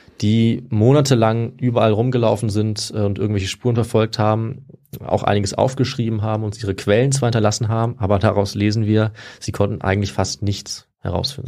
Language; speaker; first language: German; native; German